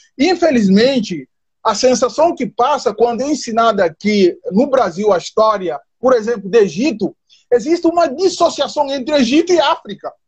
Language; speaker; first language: Portuguese; non-native, local second language; Upper Guinea Crioulo